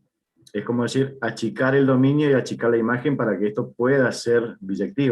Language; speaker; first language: Spanish; native; Spanish